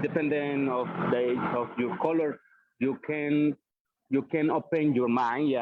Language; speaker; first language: English; non-native, learner; Spanish